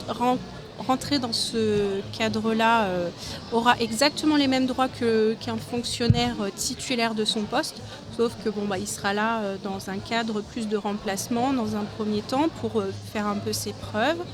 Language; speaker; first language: French; native; French